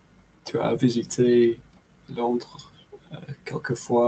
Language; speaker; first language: French; non-native, learner; English